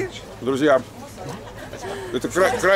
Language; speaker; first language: Russian; native; Russian